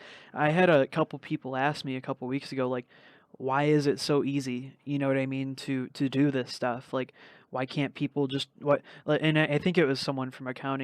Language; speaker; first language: English; native; English